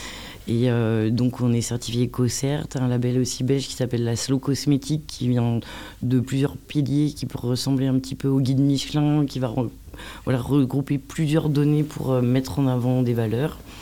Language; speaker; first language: French; native; French